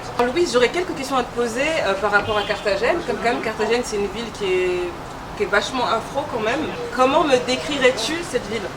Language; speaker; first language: French; native; French